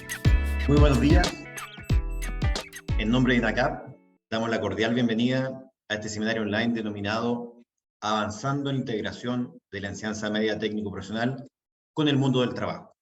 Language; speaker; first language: Spanish; native; Spanish